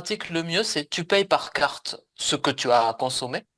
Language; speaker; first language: French; native; French